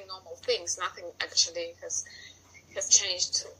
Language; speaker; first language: English; non-native, fluent; Russian